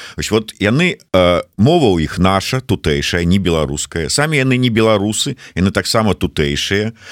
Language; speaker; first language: Belarusian; non-native, local second language; Russian